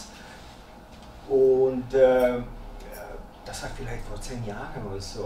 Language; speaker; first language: German; early bilingual, other home language; Croatian